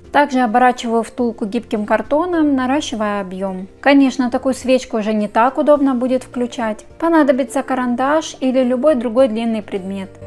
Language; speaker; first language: Russian; native; Russian